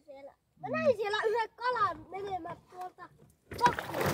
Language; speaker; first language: Finnish; early bilingual, other home language; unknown